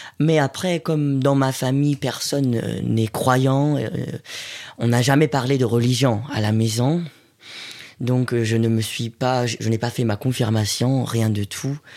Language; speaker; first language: French; non-native, fluent; German